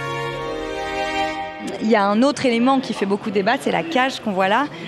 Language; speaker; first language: French; native; French